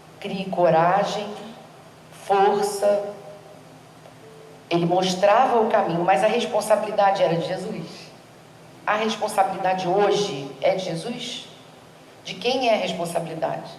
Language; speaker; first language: Portuguese; native; Portuguese